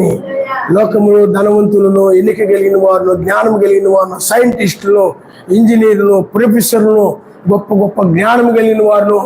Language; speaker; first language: Telugu; native; Telugu